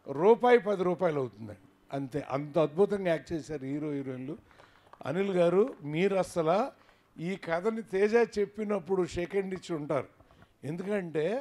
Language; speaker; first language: Telugu; native; Telugu